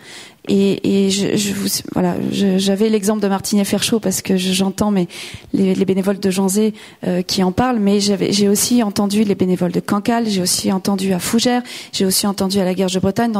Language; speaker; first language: French; native; French